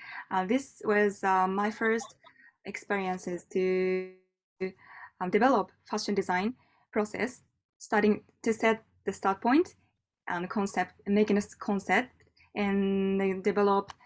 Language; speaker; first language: English; non-native, learner; Japanese